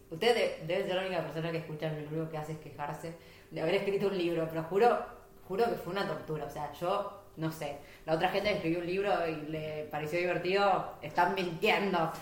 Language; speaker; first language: Spanish; native; Spanish